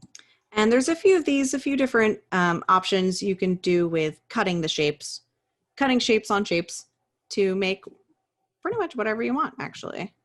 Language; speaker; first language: English; native; English